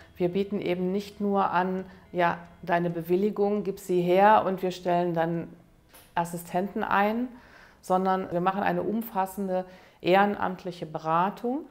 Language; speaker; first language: German; native; German